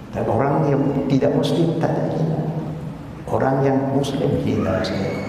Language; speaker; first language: Malay; non-native, local second language; Chinese